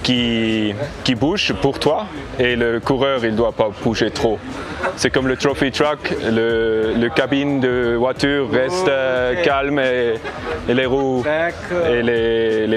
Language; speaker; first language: French; non-native, learner; English